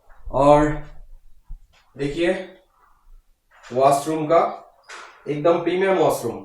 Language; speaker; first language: Hindi; non-native, local second language; Bangla